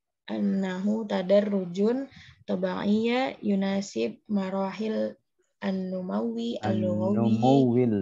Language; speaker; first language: Arabic; non-native, learner; Indonesian